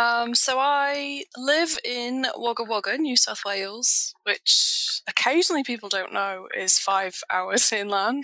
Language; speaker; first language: English; native; English